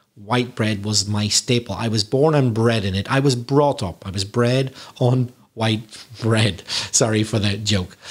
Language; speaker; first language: English; native; English